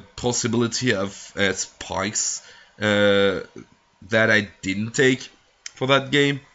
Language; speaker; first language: English; non-native, fluent; French